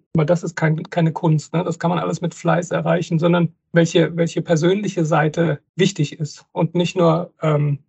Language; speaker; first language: German; native; German